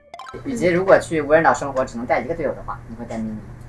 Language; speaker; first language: Chinese; native; Chinese